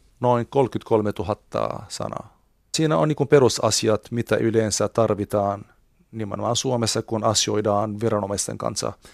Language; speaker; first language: Finnish; non-native, fluent; Arabic